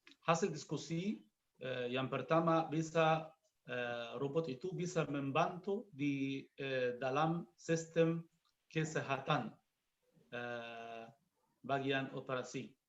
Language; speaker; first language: Indonesian; non-native, learner; Arabic